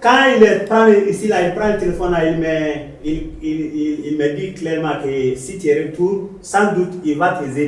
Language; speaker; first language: French; non-native, learner; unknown